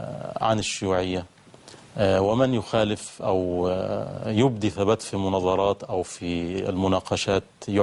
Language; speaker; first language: Arabic; native; Arabic